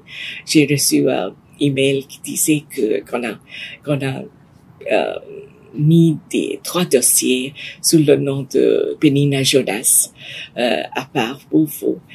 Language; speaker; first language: French; non-native, fluent; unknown